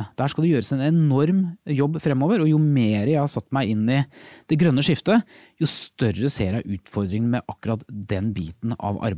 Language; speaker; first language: Norwegian; native; Norwegian